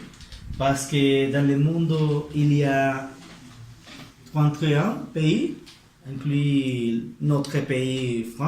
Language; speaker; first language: French; non-native, learner; Spanish